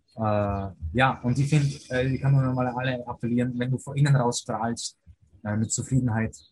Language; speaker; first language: German; early bilingual, other home language; Polish